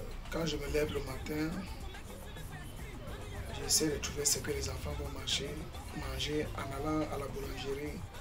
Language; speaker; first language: French; non-native, local second language; English